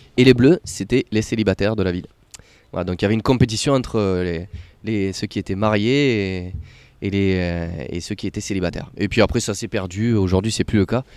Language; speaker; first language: French; native; French